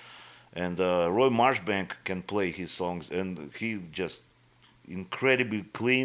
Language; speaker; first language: English; non-native, fluent; Russian